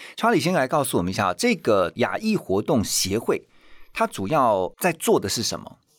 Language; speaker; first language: Chinese; native; Chinese